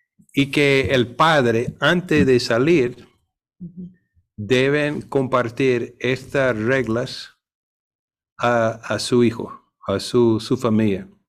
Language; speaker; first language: Spanish; non-native, fluent; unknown